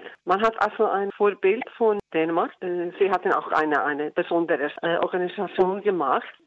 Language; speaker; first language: German; non-native, learner; Icelandic